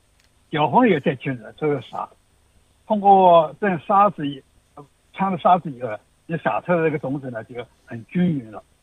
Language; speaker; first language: Chinese; native; Chinese